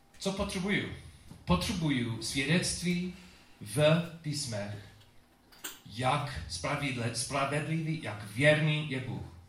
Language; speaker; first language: Czech; non-native, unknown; English